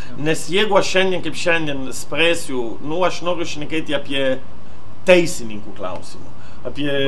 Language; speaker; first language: Lithuanian; non-native, fluent; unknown